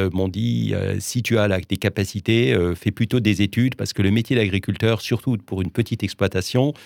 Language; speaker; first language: French; native; French